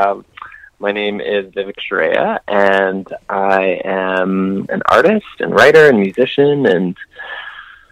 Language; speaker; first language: English; native; English